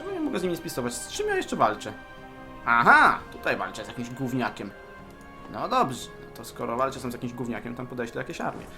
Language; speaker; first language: Polish; native; Polish